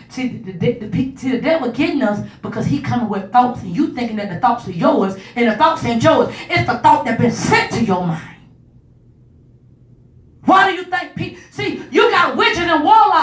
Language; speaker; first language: English; native; English